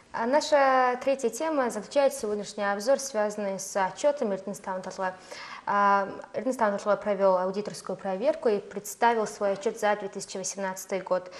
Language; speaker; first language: Russian; non-native, fluent; Mongolian